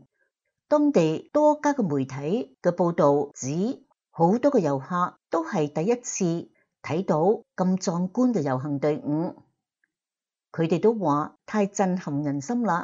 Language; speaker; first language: Chinese; non-native, local second language; Cantonese